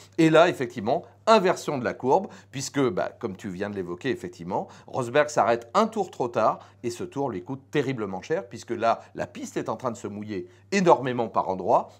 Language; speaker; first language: French; native; French